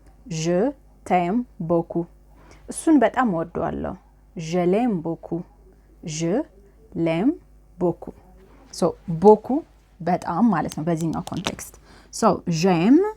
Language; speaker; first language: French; non-native, fluent; Amharic